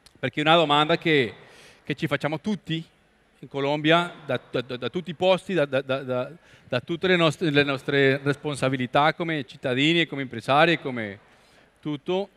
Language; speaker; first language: Italian; non-native, learner; Spanish